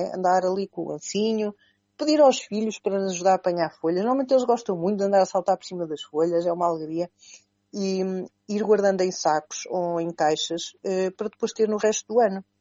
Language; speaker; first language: Portuguese; native; Portuguese